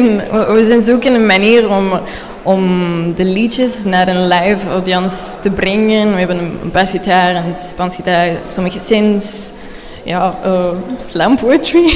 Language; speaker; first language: Dutch; non-native, learner; Spanish